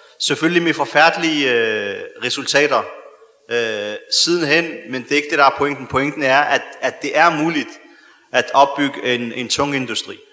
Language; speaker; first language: Danish; early bilingual, other home language; Arabic